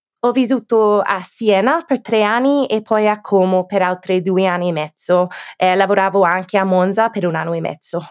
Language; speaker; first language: Italian; non-native, fluent; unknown